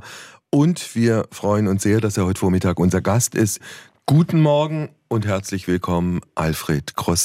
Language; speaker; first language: German; native; German